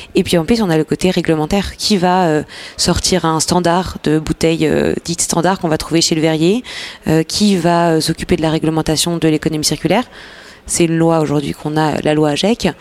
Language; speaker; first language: French; native; French